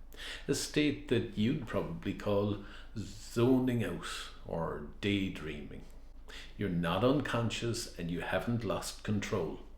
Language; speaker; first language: English; native; English